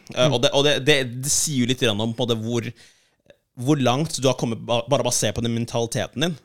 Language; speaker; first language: Norwegian; early bilingual, other home language; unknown